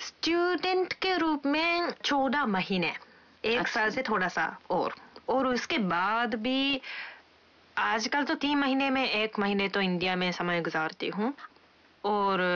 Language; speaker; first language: Hindi; non-native, fluent; Japanese